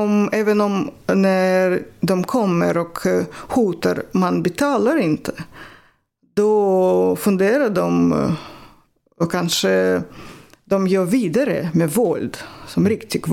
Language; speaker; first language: Swedish; non-native, fluent; Russian